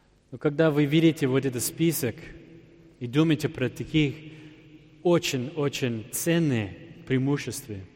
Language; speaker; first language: Russian; non-native, fluent; English